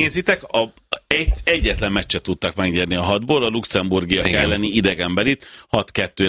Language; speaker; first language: Hungarian; native; Hungarian